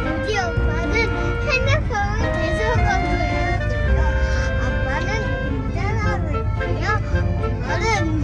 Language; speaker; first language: Korean; early bilingual, other home language; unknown